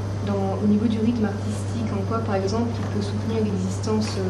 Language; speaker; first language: French; native; French